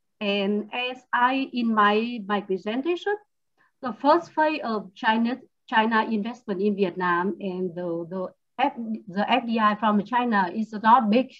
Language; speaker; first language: English; non-native, learner; Vietnamese